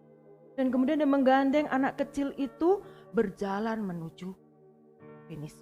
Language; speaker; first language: Indonesian; native; Indonesian